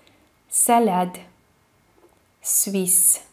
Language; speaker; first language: French; non-native, fluent; Hungarian